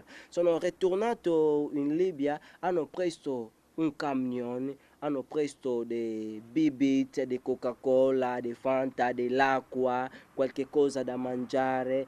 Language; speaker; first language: Italian; non-native, learner; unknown